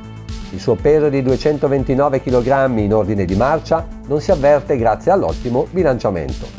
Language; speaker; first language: Italian; native; Italian